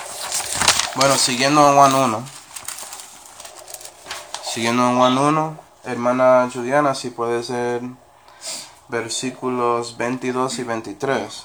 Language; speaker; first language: Spanish; non-native, fluent; English